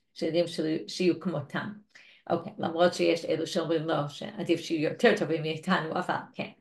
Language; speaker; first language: Hebrew; non-native, fluent; English